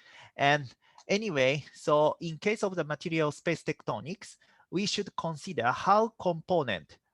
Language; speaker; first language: English; non-native, fluent; Japanese